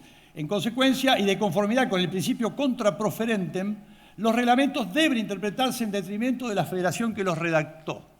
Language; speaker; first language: Spanish; native; Spanish